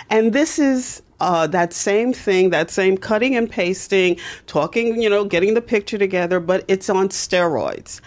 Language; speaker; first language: English; native; English